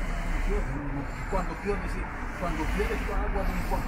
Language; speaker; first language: Italian; non-native, learner; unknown